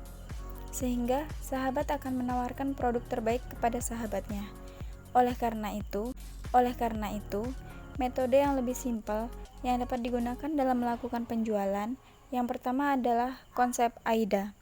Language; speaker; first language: Indonesian; native; Indonesian